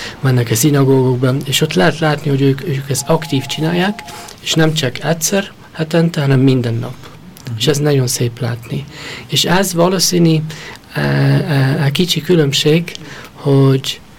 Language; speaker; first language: Hungarian; early bilingual, heritage; Hungarian